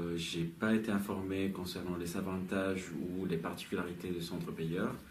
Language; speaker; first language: French; non-native, fluent; Spanish